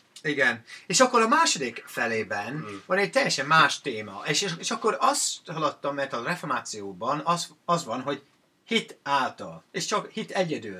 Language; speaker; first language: Hungarian; non-native, fluent; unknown